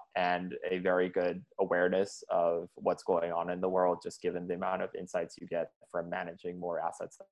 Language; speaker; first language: English; early bilingual, other home language; Indonesian